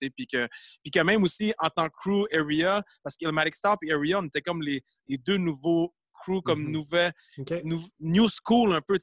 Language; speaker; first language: French; native; French